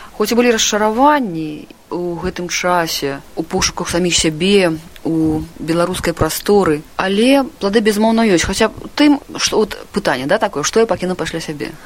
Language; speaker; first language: Belarusian; non-native, local second language; Russian